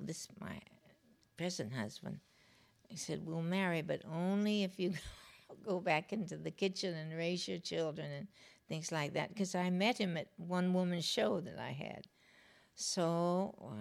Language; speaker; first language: English; native; English